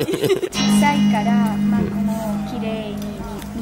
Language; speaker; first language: Japanese; non-native, learner; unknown